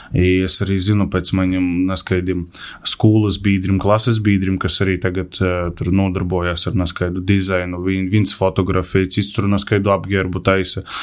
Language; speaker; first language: Latvian; native; Latvian